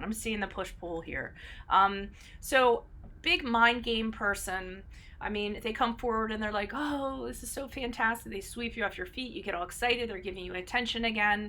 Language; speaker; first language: English; native; English